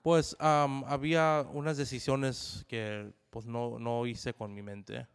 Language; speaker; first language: Spanish; early bilingual, heritage; Spanish